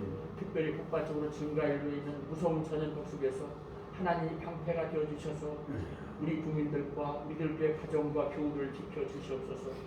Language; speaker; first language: Korean; native; Korean